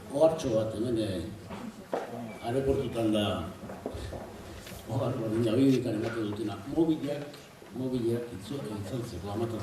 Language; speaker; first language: Basque; native; Basque